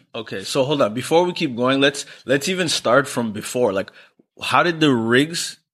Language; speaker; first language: English; non-native, local second language; Kinyarwanda